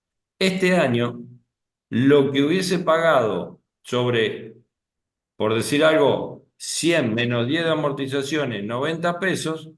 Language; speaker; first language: Spanish; native; Spanish